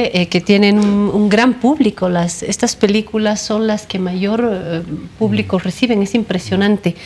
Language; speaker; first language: Spanish; native; Spanish